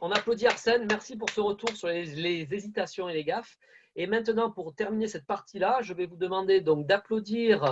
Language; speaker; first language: French; native; French